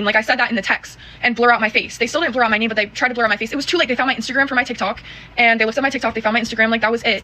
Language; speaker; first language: English; native; English